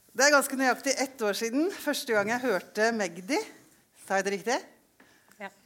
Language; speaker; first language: Norwegian; native; Norwegian